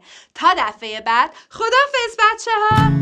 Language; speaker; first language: Persian; native; Persian